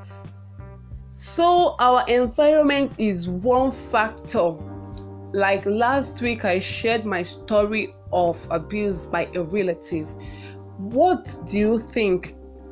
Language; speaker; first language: English; non-native, local second language; Igbo